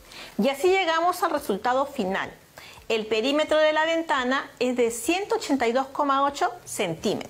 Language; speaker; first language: Spanish; native; Spanish